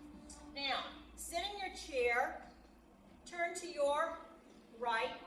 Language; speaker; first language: English; native; English